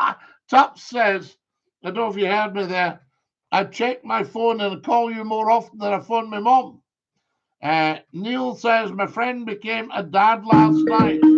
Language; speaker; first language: English; native; English